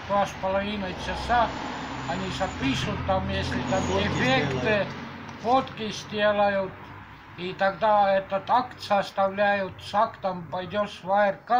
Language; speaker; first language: Polish; non-native, learner; Russian